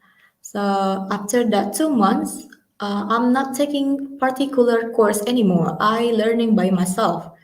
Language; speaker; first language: English; non-native, learner; Indonesian